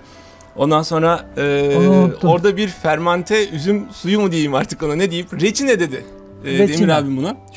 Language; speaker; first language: Turkish; native; Turkish